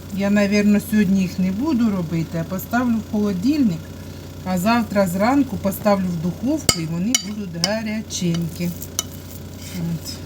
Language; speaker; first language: Ukrainian; native; Ukrainian